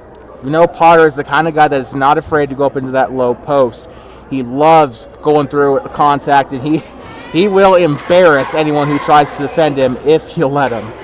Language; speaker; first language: English; native; English